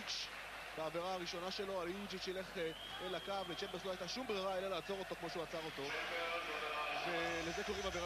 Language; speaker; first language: Hebrew; native; Hebrew